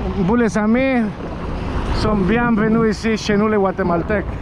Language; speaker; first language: French; non-native, learner; Spanish